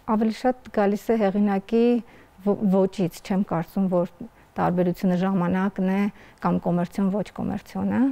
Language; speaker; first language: Armenian; native; Armenian